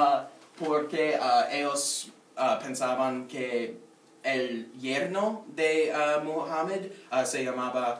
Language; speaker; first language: Spanish; non-native, learner; English